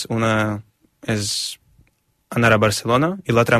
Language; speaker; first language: Catalan; non-native, fluent; Ukrainian